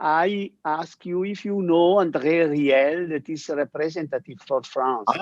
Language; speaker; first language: English; non-native, learner; Italian